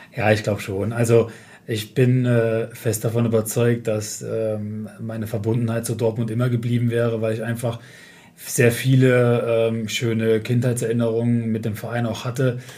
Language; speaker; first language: German; native; German